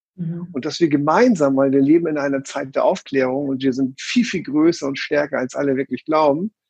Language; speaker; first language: German; native; German